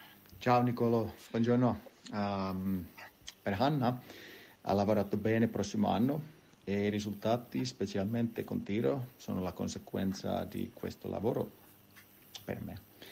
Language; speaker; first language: Italian; non-native, learner; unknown